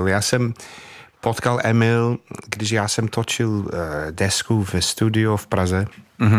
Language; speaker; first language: Czech; non-native, fluent; English